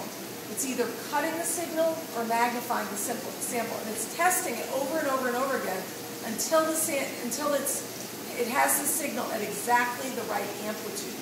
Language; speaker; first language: English; native; English